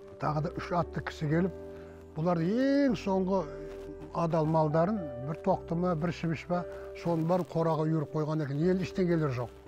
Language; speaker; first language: Kazakh; native; Kazakh